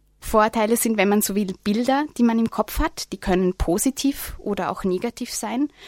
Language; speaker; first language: German; native; German